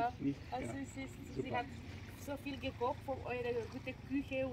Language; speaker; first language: German; non-native, learner; Romanian